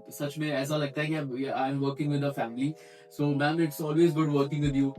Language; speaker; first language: Hindi; native; Hindi